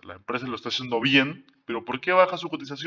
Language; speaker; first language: Spanish; native; Spanish